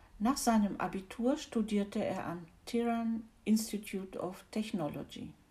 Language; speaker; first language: German; native; German